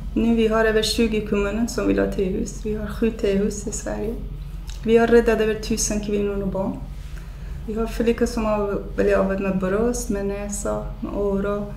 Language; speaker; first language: Swedish; non-native, fluent; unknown